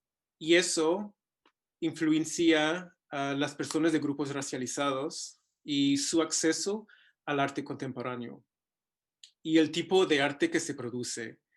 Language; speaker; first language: Spanish; non-native, fluent; English